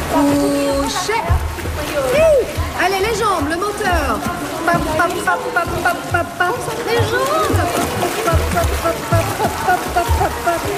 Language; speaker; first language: French; native; French